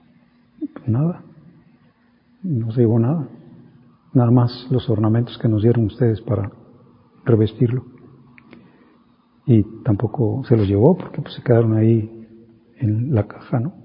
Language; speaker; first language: Spanish; native; Spanish